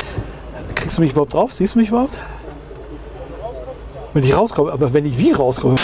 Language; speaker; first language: German; native; German